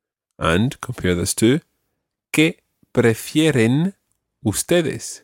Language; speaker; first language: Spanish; non-native, fluent; English